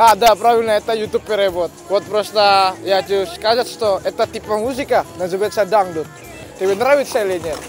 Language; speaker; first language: Russian; non-native, learner; Indonesian